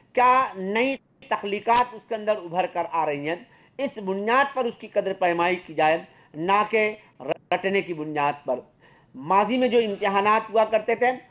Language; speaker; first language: Urdu; native; Urdu